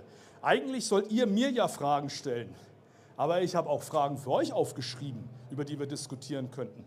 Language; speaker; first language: German; native; German